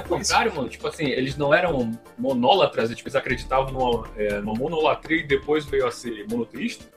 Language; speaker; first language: Portuguese; native; Portuguese